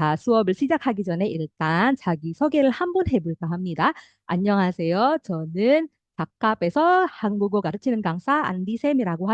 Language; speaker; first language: Korean; non-native, fluent; Indonesian